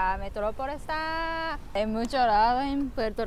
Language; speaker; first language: Spanish; non-native, learner; Japanese